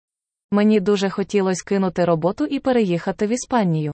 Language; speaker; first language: Ukrainian; native; Ukrainian